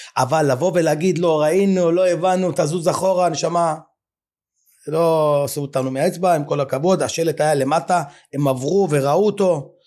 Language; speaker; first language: Hebrew; native; Hebrew